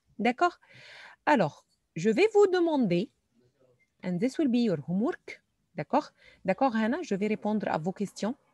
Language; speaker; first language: French; non-native, fluent; Arabic